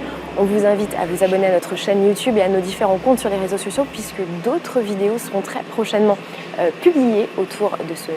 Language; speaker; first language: French; native; French